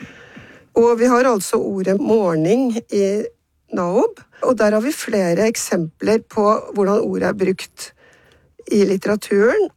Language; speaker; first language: Norwegian; native; Norwegian